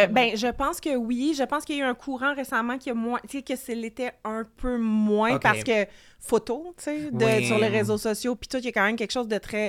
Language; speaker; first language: French; native; French